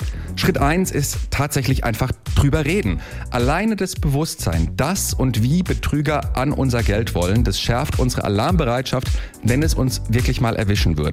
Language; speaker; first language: German; native; German